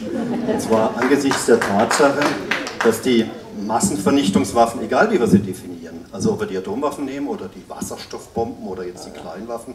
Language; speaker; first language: German; native; German